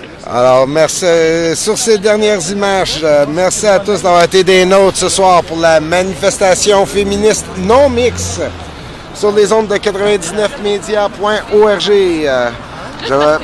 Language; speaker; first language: French; native; French